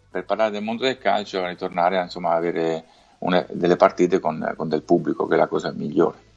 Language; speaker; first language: Italian; native; Italian